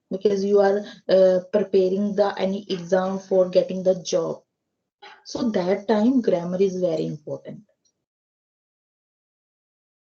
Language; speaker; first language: English; non-native, learner; Hindi